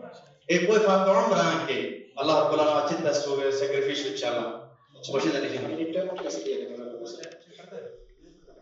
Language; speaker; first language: Italian; non-native, fluent; Bangla